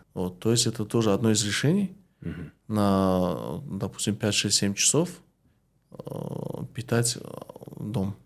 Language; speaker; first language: Russian; non-native, local second language; Tajik